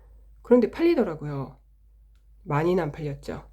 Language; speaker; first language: Korean; native; Korean